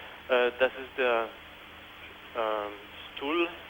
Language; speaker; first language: German; non-native, fluent; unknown